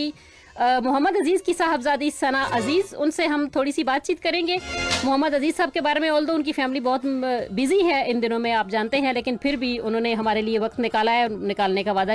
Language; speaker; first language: Hindi; native; Hindi